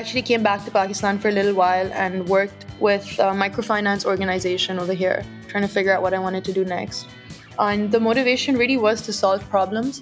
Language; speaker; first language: English; non-native, local second language; Urdu